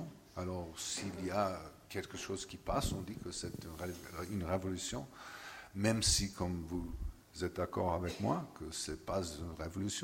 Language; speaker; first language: French; non-native, fluent; English